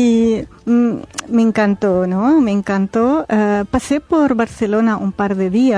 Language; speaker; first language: Spanish; non-native, fluent; Arabic